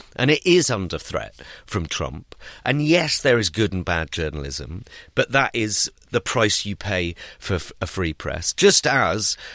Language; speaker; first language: English; native; English